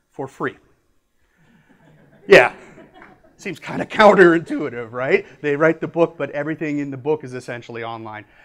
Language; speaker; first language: English; native; English